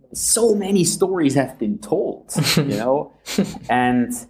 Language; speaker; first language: English; non-native, fluent; German